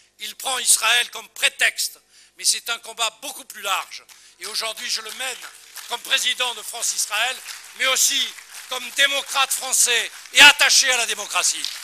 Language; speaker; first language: French; native; French